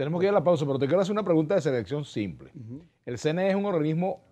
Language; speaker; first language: Spanish; native; Spanish